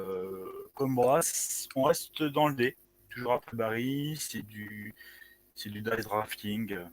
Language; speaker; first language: French; native; French